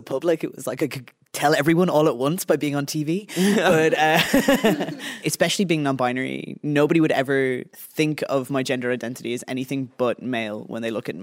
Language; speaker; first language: English; native; English